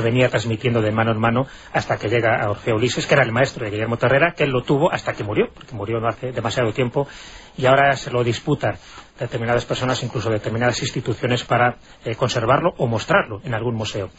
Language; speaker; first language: Spanish; native; Spanish